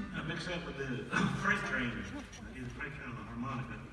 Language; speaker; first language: English; native; English